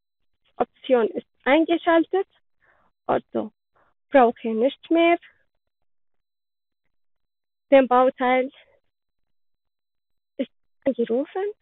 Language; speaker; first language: German; non-native, learner; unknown